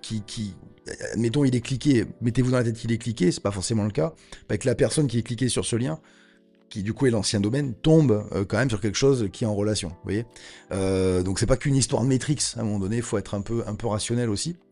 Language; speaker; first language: French; native; French